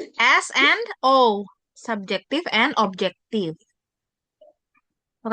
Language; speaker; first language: English; non-native, fluent; Indonesian